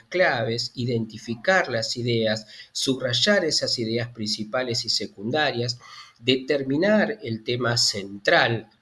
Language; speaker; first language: Spanish; native; Spanish